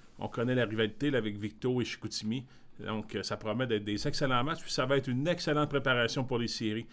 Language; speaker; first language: French; native; French